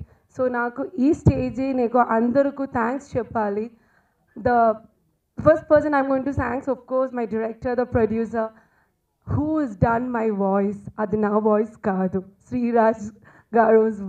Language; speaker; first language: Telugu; non-native, learner; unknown